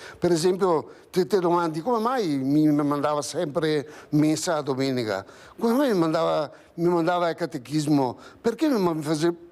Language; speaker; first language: Italian; native; Italian